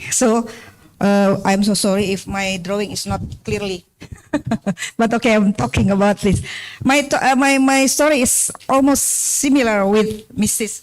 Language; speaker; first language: English; non-native, learner; Indonesian